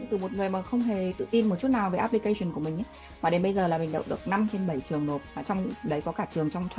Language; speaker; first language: Vietnamese; native; Vietnamese